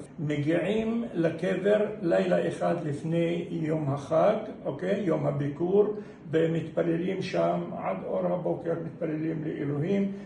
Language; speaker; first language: Hebrew; non-native, local second language; Arabic